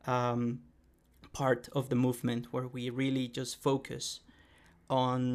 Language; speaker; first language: English; native; English